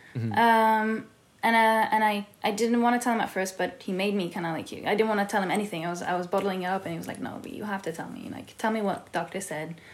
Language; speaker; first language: English; early bilingual, heritage; Hebrew